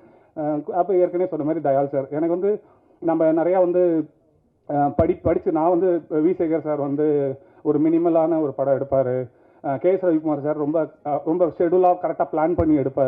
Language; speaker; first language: Tamil; native; Tamil